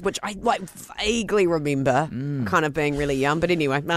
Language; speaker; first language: English; native; English